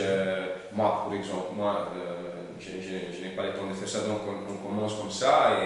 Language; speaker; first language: French; non-native, learner; Italian